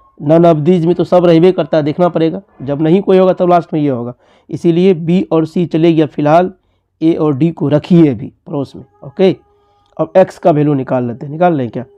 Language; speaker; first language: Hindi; native; Hindi